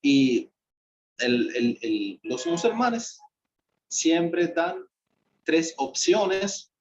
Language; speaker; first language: Spanish; non-native, fluent; Arabic